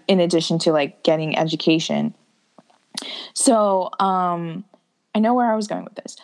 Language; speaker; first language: English; native; English